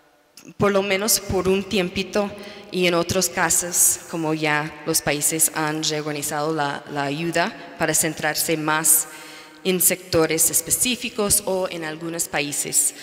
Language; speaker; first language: Spanish; non-native, fluent; English